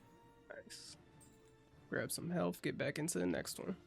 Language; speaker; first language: English; native; English